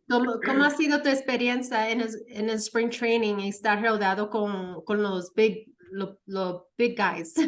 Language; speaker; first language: Spanish; early bilingual, heritage; Spanish